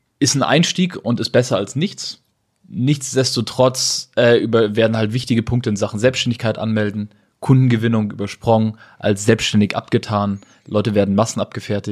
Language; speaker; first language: German; native; German